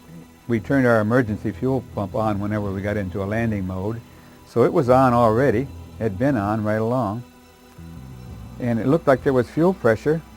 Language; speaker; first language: English; native; English